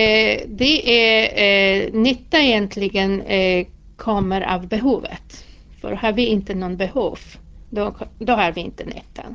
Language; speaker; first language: Swedish; non-native, fluent; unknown